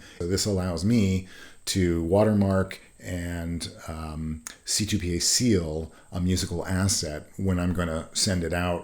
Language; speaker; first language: English; native; English